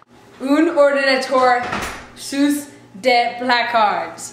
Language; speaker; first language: French; non-native, learner; English